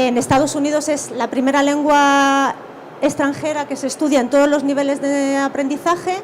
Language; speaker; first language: Spanish; native; Spanish